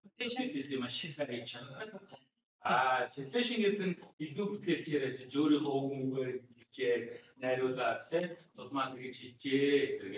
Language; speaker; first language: Mongolian; native; Mongolian